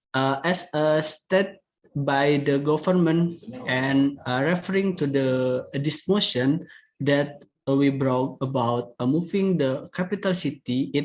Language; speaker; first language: English; non-native, learner; Indonesian